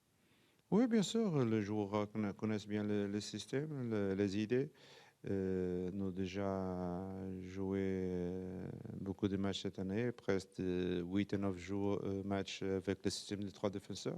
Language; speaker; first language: French; non-native, fluent; Portuguese